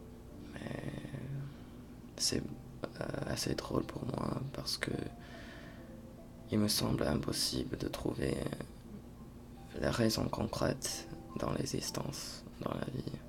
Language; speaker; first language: French; non-native, fluent; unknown